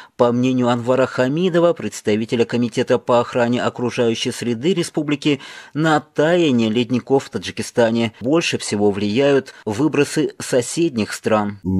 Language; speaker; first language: Russian; non-native, local second language; Tajik